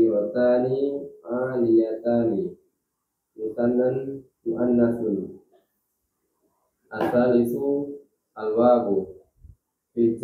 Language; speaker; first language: Arabic; non-native, learner; Indonesian